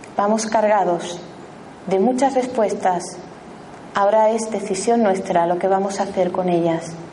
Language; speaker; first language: Spanish; native; Spanish